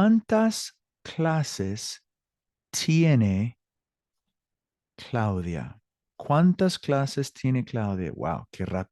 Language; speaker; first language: Spanish; non-native, learner; English